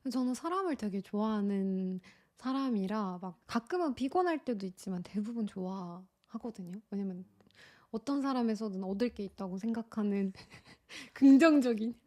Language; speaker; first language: Korean; non-native, fluent; Turkish